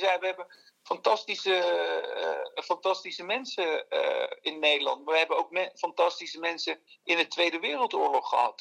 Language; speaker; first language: Dutch; early bilingual, other home language; Turkish